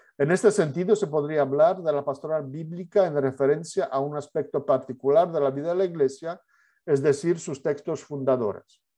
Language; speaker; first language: Spanish; non-native, fluent; Polish